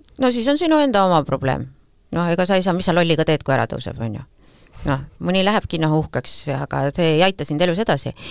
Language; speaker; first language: Estonian; native; Estonian